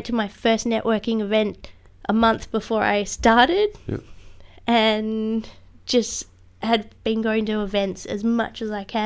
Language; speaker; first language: English; native; English